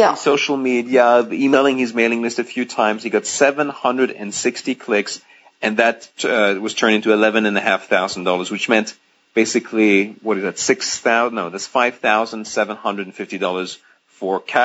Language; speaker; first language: English; non-native, fluent; Greek